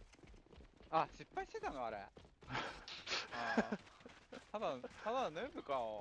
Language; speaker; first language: Japanese; native; Japanese